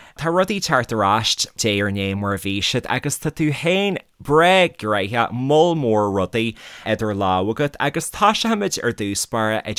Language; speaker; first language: Irish; native; Irish